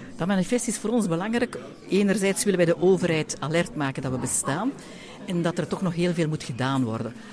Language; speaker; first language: Dutch; native; Dutch